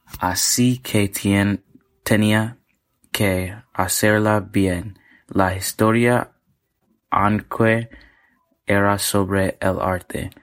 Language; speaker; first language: Spanish; non-native, learner; English